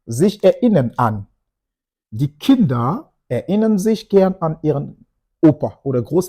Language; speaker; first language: German; non-native, fluent; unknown